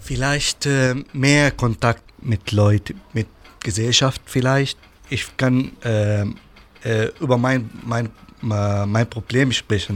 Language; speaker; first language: German; non-native, learner; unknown